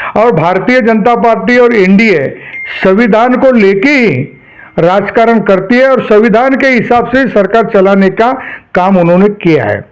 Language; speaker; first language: Hindi; non-native, local second language; Marathi